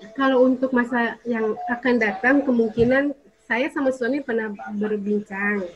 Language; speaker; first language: Indonesian; native; Indonesian